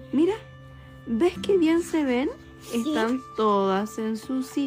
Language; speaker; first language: Spanish; native; Spanish